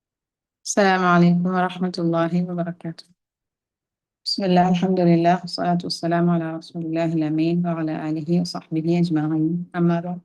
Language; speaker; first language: Arabic; non-native, fluent; Malayalam